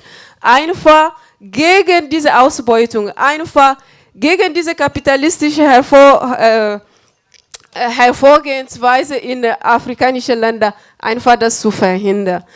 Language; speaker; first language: German; non-native, fluent; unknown